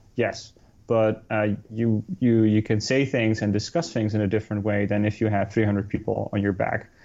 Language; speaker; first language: English; non-native, fluent; Dutch